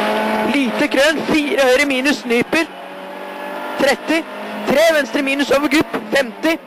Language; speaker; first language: Norwegian; native; Norwegian